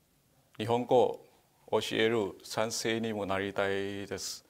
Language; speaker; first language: Japanese; non-native, learner; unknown